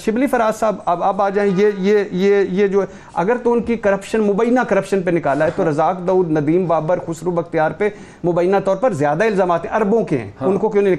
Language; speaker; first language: Urdu; native; Urdu